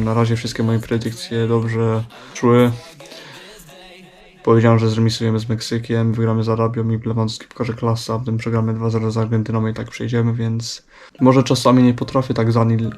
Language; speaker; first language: Polish; early bilingual, heritage; Polish